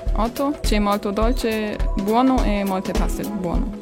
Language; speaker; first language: Italian; non-native, learner; German